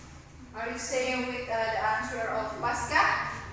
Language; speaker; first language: English; non-native, fluent; Indonesian